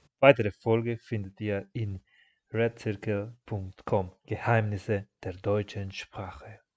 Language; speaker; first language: German; non-native, fluent; Spanish